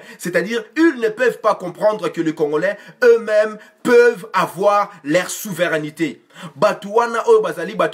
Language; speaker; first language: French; non-native, local second language; Lingala